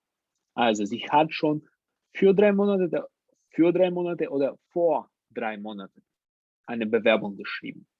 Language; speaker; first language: German; non-native, fluent; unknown